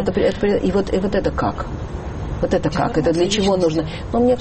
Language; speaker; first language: Russian; native; Russian